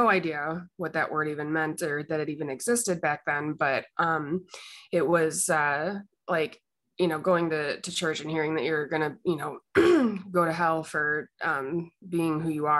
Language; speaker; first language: English; native; English